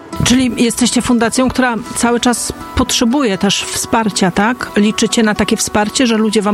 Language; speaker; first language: Polish; native; Polish